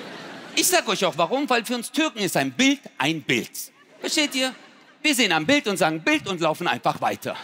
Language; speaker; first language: German; early bilingual, other home language; Turkish